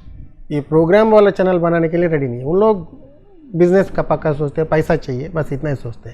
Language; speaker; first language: Hindi; non-native, local second language; Tulu